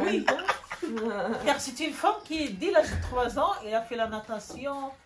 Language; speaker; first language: French; non-native, local second language; Arabic